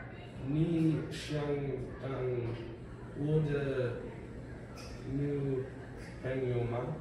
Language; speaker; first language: Chinese; non-native, learner; English